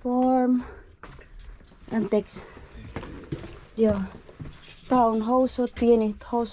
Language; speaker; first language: Finnish; non-native, learner; Waray